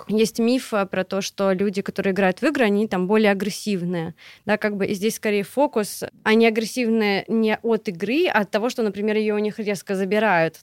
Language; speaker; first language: Russian; native; Russian